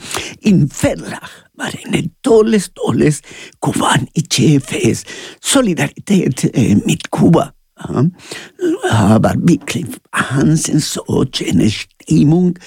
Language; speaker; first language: German; non-native, learner; Spanish